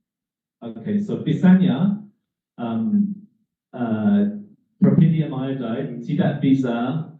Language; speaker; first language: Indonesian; non-native, learner; English